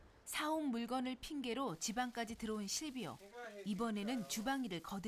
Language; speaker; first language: Korean; native; Korean